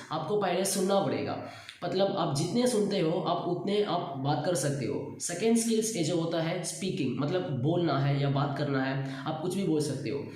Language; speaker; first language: Hindi; non-native, local second language; Tamil